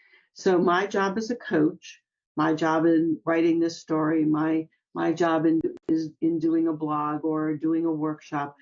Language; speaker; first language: English; native; English